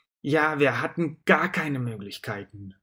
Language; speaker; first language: German; non-native, fluent; Russian